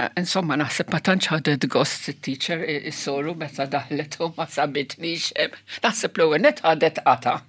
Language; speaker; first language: Maltese; non-native, local second language; Italian